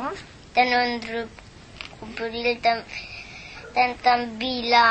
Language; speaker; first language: Russian; early bilingual, heritage; Russian